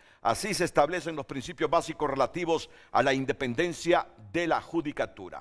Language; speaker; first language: Spanish; native; Spanish